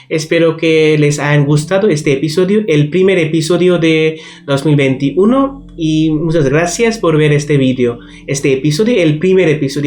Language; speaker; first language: Spanish; non-native, learner; Bangla